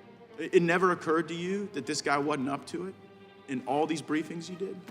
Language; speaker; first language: English; native; English